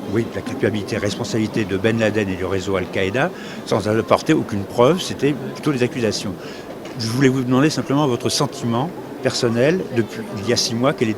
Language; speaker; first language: French; native; French